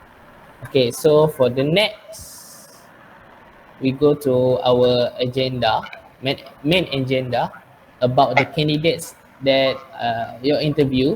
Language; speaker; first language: English; non-native, learner; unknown